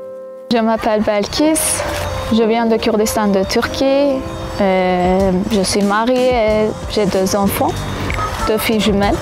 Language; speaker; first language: French; non-native, fluent; Kurdish